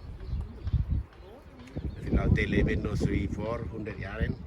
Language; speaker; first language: German; non-native, learner; Indonesian